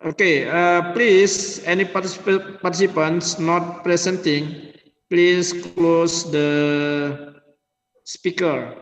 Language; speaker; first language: English; non-native, learner; Indonesian